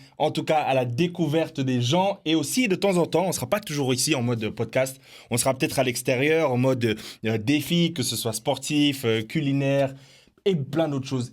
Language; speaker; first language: French; native; French